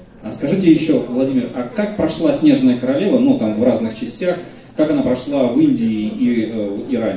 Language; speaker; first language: Russian; native; Russian